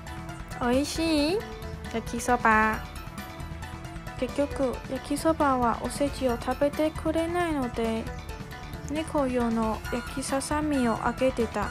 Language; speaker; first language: Japanese; non-native, fluent; Chinese